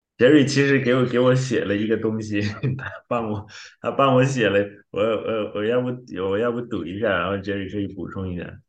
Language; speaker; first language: Chinese; non-native, fluent; Xhosa